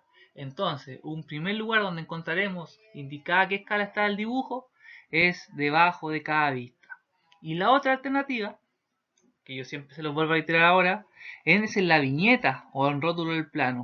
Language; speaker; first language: Spanish; native; Spanish